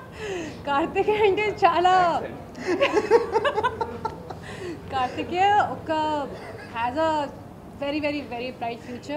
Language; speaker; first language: Telugu; non-native, learner; Hindi